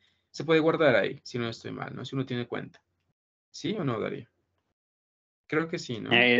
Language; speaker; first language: Spanish; native; Spanish